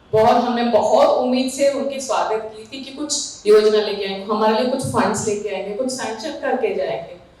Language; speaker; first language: Hindi; non-native, local second language; Telugu